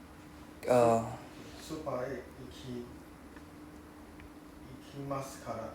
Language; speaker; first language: Japanese; non-native, learner; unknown